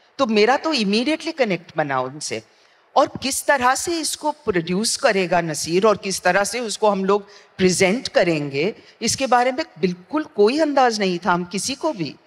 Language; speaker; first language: Hindi; non-native, local second language; Gujarati